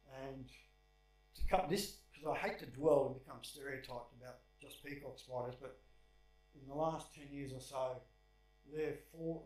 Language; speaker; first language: English; native; English